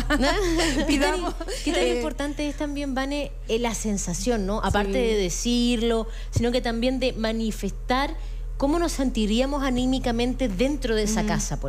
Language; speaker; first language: Spanish; native; Spanish